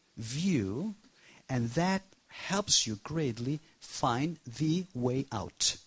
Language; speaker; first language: English; non-native, fluent; Spanish